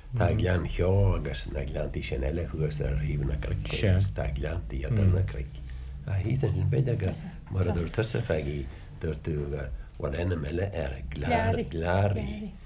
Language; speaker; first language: Irish; native; Irish